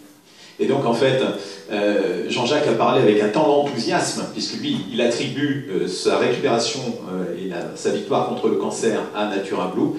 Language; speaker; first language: French; native; French